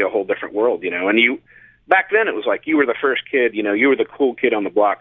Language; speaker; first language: English; native; English